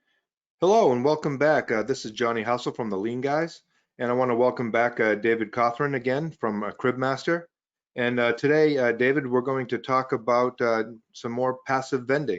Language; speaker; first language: English; native; English